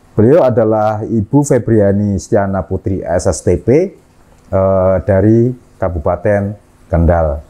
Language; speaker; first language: Indonesian; native; Indonesian